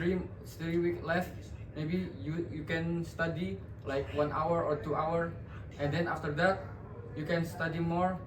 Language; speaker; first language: English; non-native, learner; Indonesian